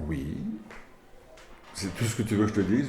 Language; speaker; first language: French; native; French